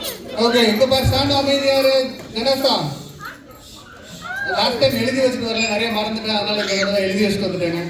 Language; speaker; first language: Tamil; native; Tamil